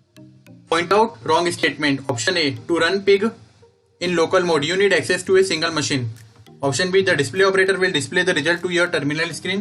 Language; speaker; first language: English; non-native, local second language; Hindi